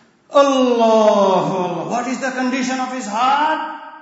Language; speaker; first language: English; non-native, local second language; Urdu